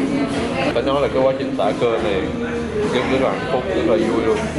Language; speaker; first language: Vietnamese; early bilingual, other home language; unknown